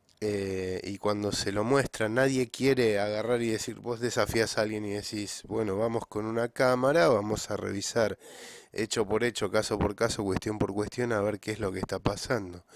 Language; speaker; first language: Spanish; native; Spanish